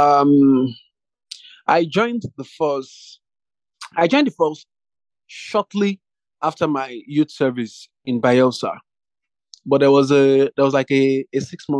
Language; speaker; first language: English; non-native, local second language; Yoruba